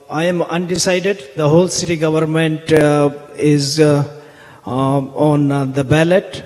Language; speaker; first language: English; non-native, local second language; Hindi